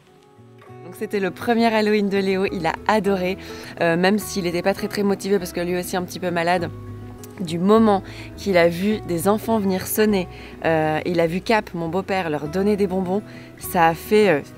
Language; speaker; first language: French; native; French